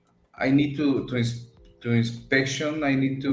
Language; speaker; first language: English; non-native, learner; Spanish